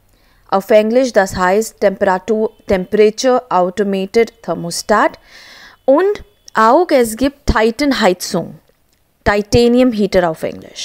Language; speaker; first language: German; non-native, learner; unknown